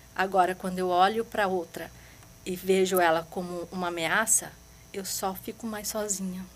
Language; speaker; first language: Portuguese; early bilingual, other home language; Arabic